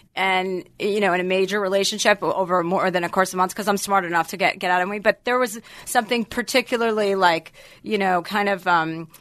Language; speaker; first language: English; native; English